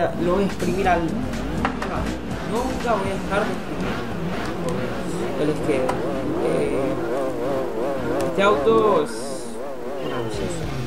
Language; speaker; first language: Spanish; native; Spanish